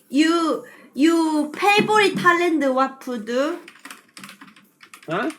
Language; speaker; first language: English; non-native, learner; Korean